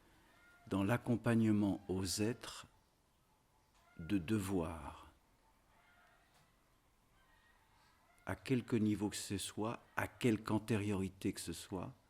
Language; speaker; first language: French; native; French